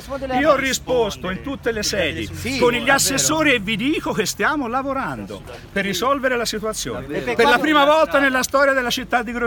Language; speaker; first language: Italian; native; Italian